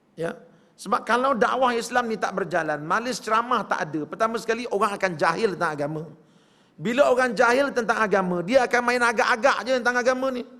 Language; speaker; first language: Malay; native; Malay